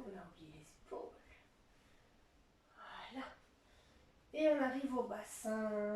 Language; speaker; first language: French; native; French